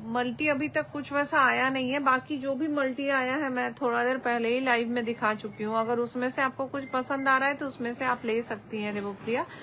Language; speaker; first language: Hindi; non-native, local second language; Bangla